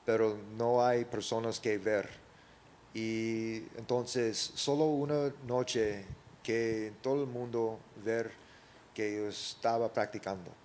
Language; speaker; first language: Spanish; early bilingual, other home language; English